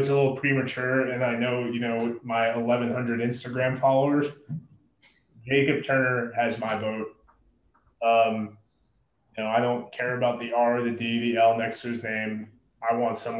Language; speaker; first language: English; native; English